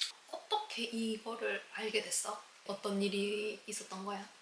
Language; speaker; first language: Korean; native; Korean